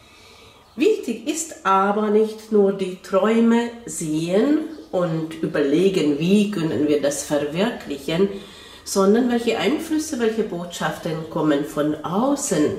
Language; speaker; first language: German; non-native, fluent; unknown